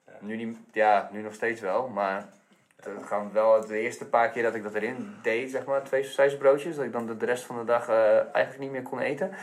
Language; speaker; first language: Dutch; native; Dutch